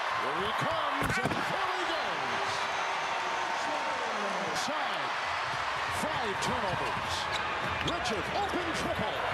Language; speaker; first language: English; native; English